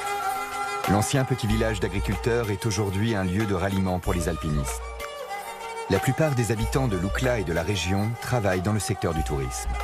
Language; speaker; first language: French; native; French